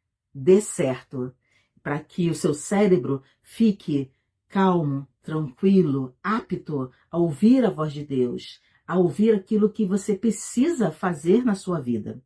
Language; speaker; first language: Portuguese; native; Portuguese